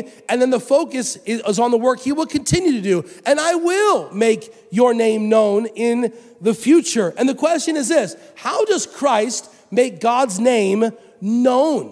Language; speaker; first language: English; native; English